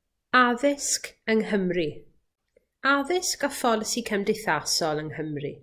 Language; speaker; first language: Welsh; native; Welsh